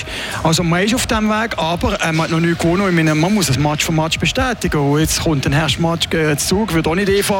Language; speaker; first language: German; native; German